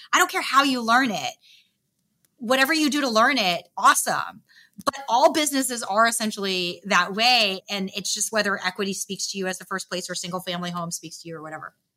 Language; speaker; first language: English; native; English